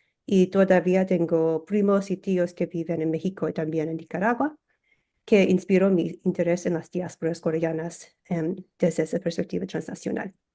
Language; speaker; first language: Spanish; early bilingual, heritage; English